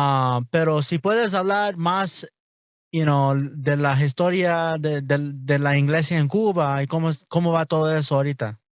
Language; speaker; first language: Spanish; non-native, learner; English